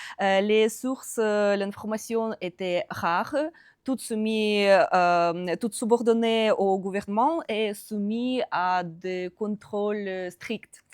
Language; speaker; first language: French; non-native, fluent; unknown